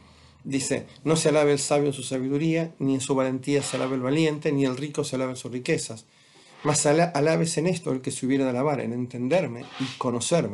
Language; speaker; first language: Spanish; native; Spanish